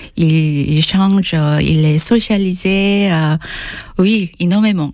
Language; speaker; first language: French; non-native, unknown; Korean